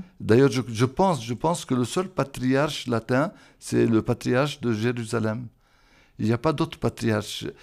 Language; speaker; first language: French; non-native, local second language; Arabic